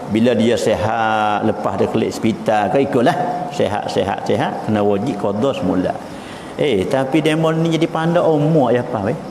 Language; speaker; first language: Malay; native; Malay